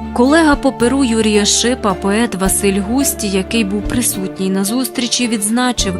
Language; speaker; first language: Ukrainian; native; Ukrainian